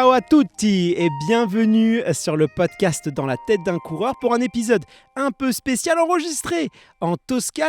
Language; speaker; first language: French; native; French